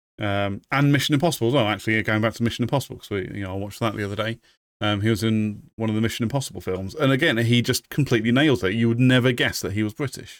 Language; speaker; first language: English; native; English